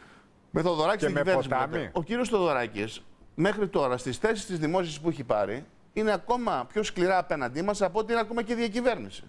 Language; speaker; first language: Greek; native; Greek